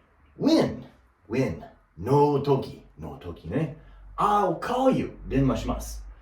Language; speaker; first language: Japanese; non-native, learner; English